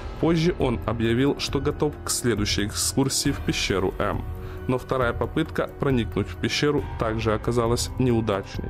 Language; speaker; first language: Russian; native; Russian